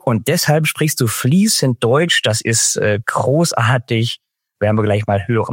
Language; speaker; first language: German; native; German